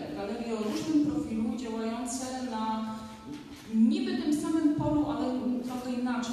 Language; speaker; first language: Polish; native; Polish